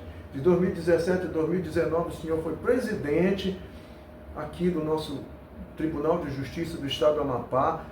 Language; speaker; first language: Portuguese; native; Portuguese